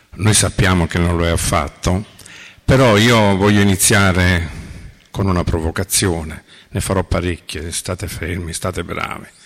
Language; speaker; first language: Italian; native; Italian